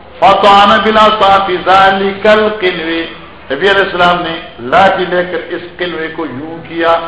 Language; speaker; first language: Urdu; non-native, local second language; Pashto